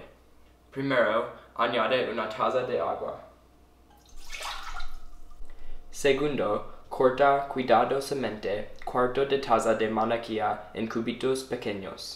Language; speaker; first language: Spanish; non-native, learner; English